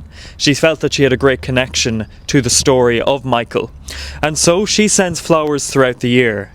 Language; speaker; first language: English; native; English